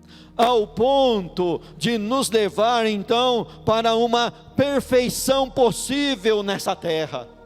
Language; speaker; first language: Portuguese; native; Portuguese